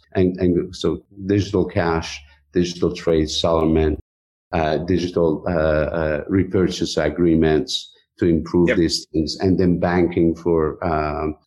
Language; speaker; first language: English; non-native, fluent; Persian